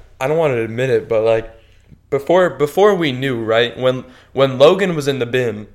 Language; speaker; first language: English; native; English